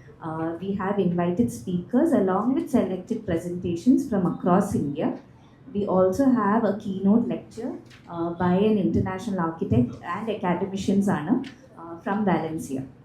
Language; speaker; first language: English; non-native, local second language; Malayalam